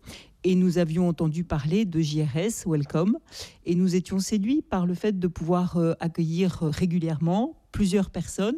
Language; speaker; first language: French; native; French